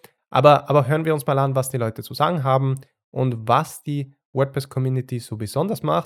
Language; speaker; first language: German; native; German